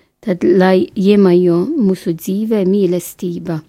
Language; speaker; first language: Latvian; non-native, fluent; Maltese